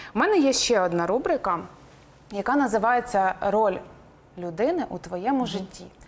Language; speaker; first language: Ukrainian; native; Ukrainian